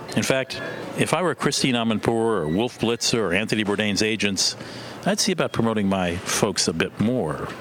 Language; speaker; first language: English; non-native, fluent; Korean